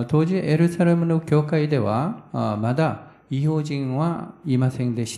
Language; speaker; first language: Japanese; non-native, fluent; Korean